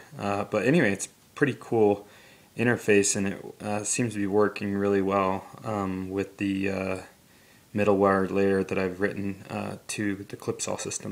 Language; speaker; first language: English; native; English